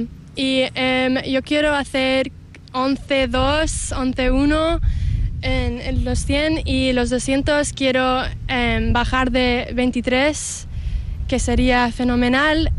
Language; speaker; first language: Spanish; early bilingual, heritage; Spanish